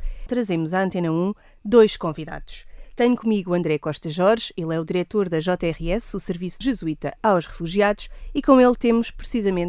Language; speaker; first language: Portuguese; native; Portuguese